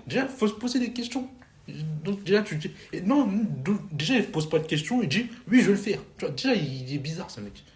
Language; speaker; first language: French; native; French